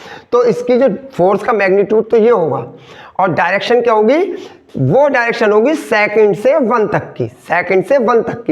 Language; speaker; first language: Hindi; native; Hindi